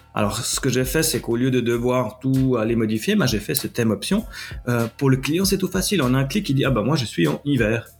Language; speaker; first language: French; native; French